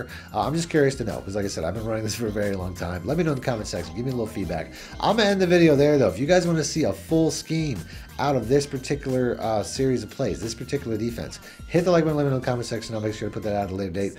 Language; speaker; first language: English; native; English